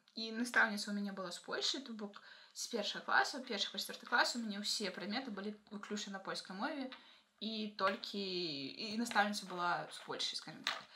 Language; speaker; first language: Belarusian; native; Belarusian